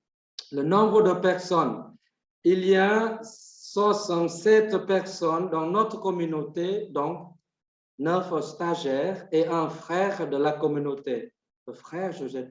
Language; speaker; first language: French; non-native, fluent; Vietnamese